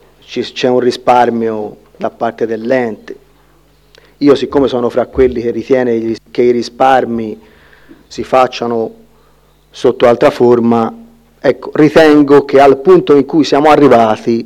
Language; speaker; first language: Italian; native; Italian